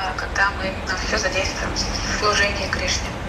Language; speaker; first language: Russian; native; Russian